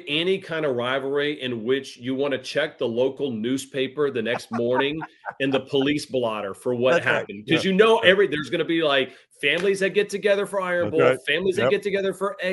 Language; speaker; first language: English; native; English